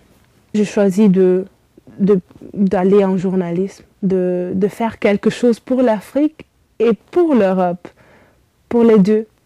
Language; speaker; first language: French; early bilingual, heritage; Romanian